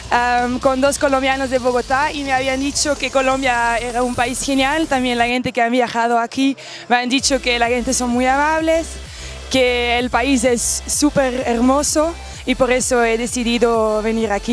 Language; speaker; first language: Spanish; non-native, fluent; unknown